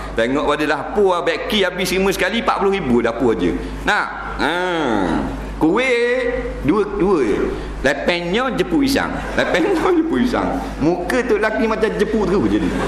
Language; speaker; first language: Malay; native; Malay